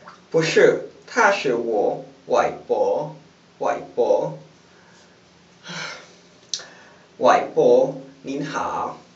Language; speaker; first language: Chinese; non-native, learner; English